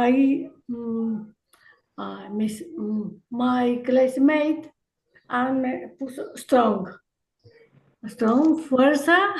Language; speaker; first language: English; non-native, learner; Spanish